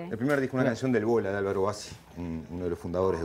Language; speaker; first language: Spanish; native; Spanish